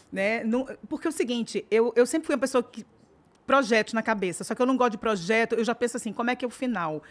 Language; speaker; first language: Portuguese; native; Portuguese